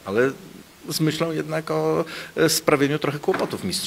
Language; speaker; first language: Polish; native; Polish